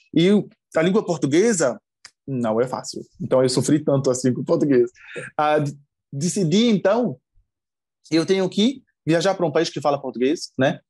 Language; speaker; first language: Portuguese; non-native, fluent; Arabic